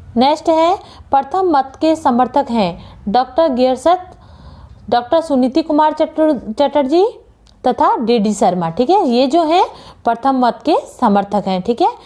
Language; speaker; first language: Hindi; native; Hindi